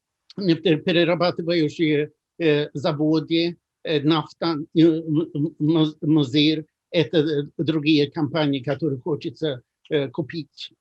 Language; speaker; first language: Russian; non-native, fluent; Swedish